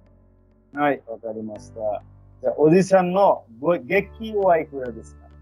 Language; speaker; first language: Japanese; non-native, fluent; Bangla